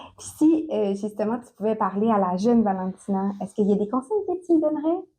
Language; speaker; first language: French; native; French